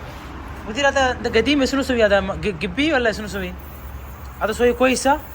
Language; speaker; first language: Arabic; non-native, learner; Tamil